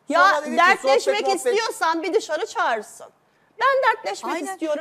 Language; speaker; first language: Turkish; native; Turkish